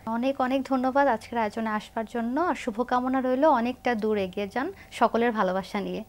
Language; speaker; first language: Bangla; native; Bangla